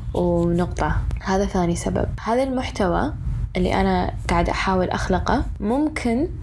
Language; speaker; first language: Arabic; early bilingual, other home language; English